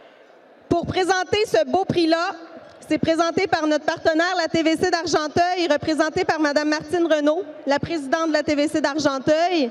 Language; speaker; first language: French; native; French